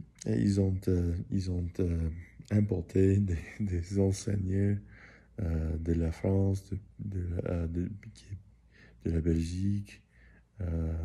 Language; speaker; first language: French; early bilingual, heritage; English